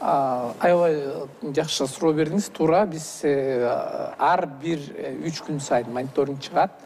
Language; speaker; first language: Kyrgyz; native; Kyrgyz